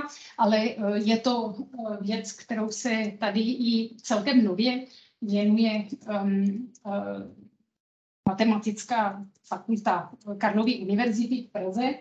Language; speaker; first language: Czech; non-native, fluent; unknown